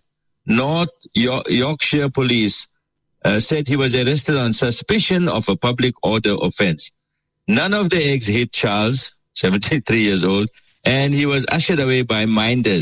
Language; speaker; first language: English; native; English